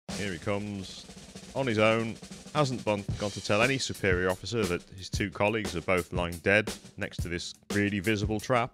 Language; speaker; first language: English; native; English